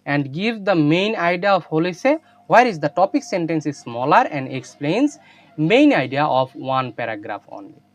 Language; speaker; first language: English; non-native, local second language; Bangla